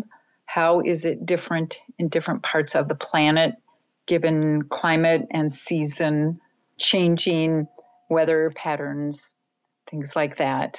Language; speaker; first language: English; native; English